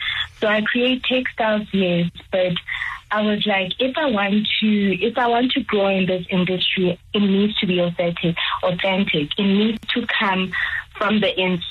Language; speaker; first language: English; non-native, local second language; Tswana